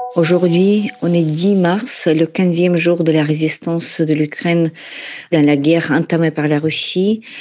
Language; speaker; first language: French; non-native, fluent; Ukrainian